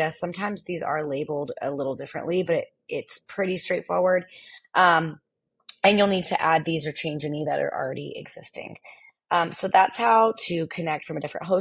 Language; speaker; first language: English; native; English